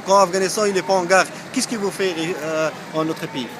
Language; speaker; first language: French; non-native, learner; Persian